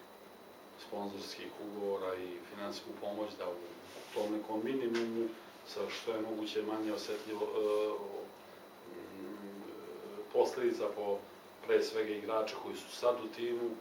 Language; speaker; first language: Serbian; native; Serbian